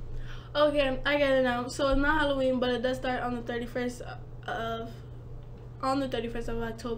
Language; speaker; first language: English; native; English